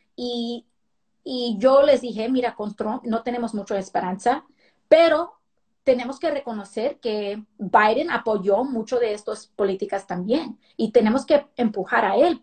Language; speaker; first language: Spanish; early bilingual, other home language; English